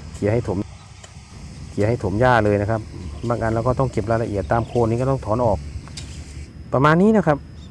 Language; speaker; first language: Thai; non-native, local second language; Northeastern Thai